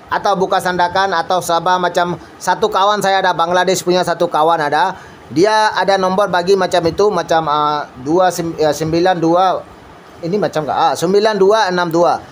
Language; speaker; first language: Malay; non-native, learner; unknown